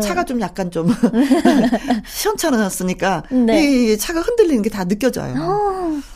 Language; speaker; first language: Korean; native; Korean